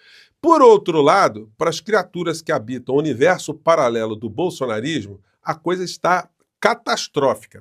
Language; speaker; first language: Portuguese; native; Portuguese